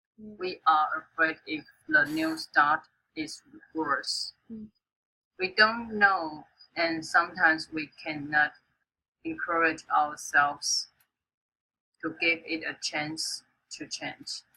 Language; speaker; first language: English; non-native, fluent; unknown